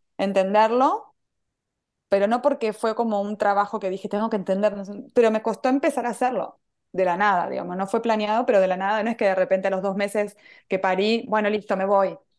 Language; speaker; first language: Spanish; native; Spanish